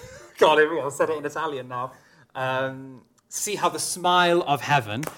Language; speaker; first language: English; non-native, local second language; Welsh